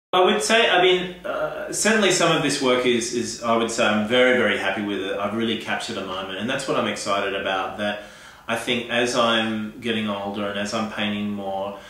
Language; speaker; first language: English; native; English